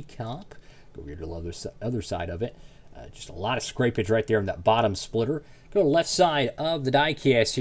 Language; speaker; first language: English; native; English